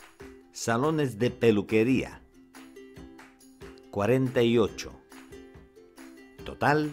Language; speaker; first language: Spanish; non-native, fluent; Russian